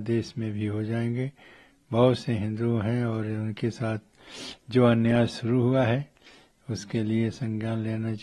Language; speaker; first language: Hindi; native; Hindi